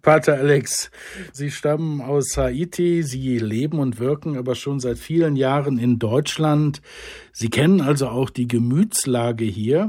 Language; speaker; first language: German; native; German